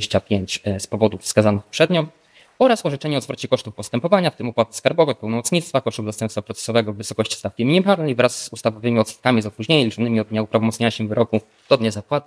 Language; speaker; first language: Polish; native; Polish